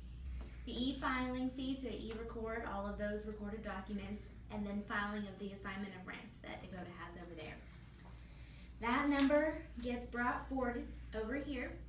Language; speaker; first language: English; native; English